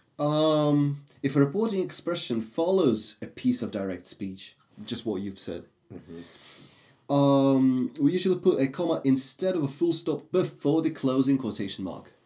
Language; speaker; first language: English; non-native, fluent; Russian